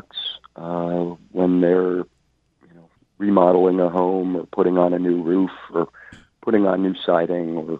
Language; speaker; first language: English; native; English